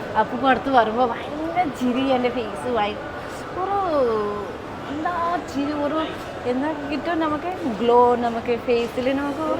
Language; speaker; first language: Malayalam; non-native, learner; Nepali